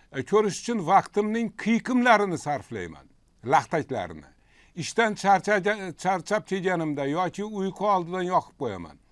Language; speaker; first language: Uzbek; native; Uzbek